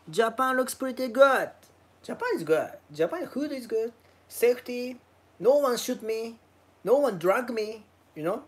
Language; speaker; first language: English; non-native, learner; Japanese